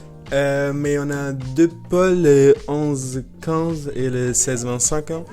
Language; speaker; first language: French; non-native, fluent; German